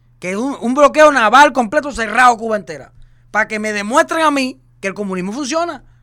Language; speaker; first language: Spanish; native; Spanish